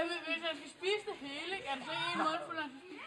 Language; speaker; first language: Danish; native; Danish